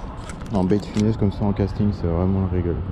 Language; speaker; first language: French; native; French